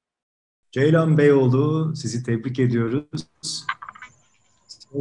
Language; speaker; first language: Turkish; native; Turkish